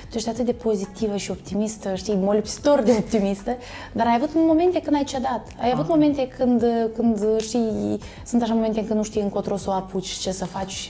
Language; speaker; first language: Romanian; native; Romanian